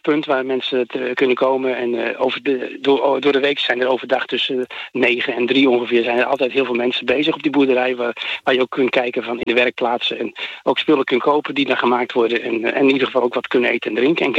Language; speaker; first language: Dutch; native; Dutch